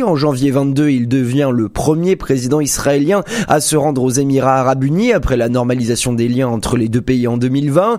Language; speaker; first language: French; native; French